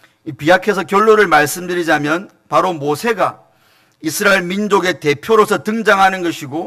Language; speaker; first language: Korean; native; Korean